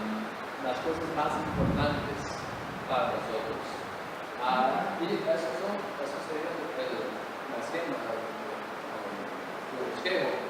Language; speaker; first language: Spanish; non-native, fluent; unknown